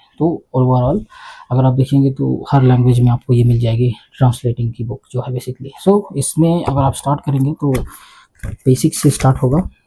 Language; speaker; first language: Hindi; native; Hindi